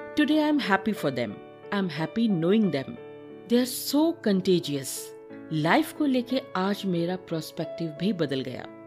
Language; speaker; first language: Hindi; native; Hindi